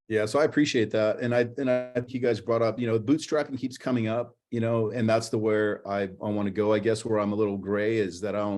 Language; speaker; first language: English; native; English